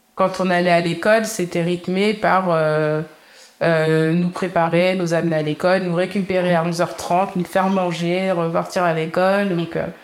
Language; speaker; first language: French; native; French